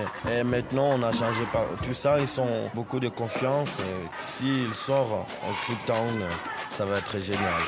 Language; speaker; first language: French; non-native, fluent; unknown